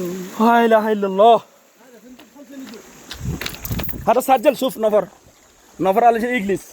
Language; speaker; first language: Arabic; non-native, learner; Bangla